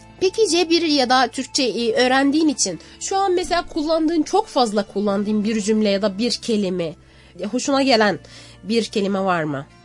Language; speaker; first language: Turkish; native; Turkish